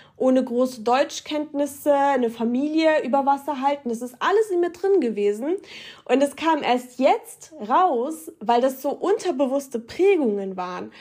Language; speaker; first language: German; early bilingual, other home language; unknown